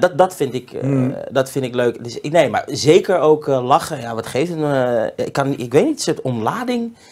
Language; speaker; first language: Dutch; native; Dutch